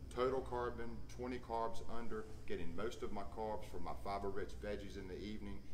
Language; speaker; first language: English; native; English